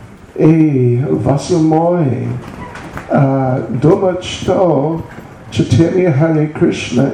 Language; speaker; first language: Russian; non-native, learner; English